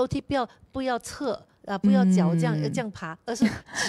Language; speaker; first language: Chinese; native; Chinese